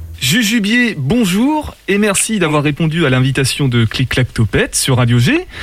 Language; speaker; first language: French; native; French